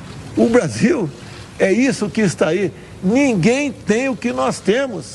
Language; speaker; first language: Portuguese; native; Portuguese